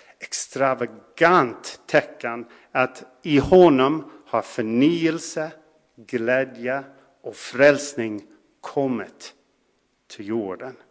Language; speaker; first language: Swedish; non-native, fluent; English